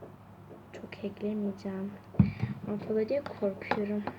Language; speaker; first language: Turkish; native; Turkish